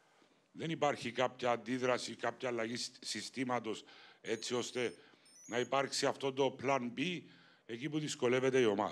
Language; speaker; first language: Greek; native; Greek